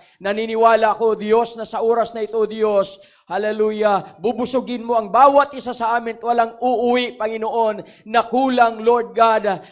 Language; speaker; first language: Filipino; non-native, local second language; Waray